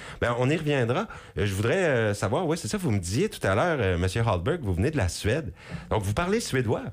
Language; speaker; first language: French; native; French